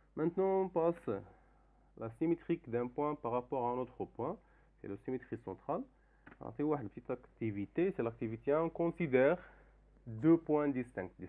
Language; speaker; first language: French; non-native, local second language; Arabic